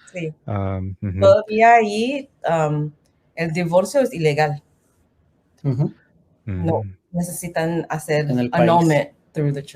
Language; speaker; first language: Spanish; non-native, learner; English